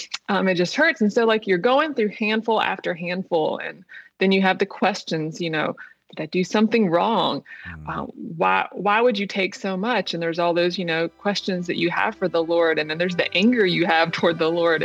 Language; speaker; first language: English; native; English